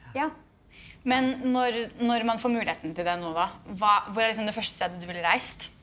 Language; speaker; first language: Norwegian; native; Norwegian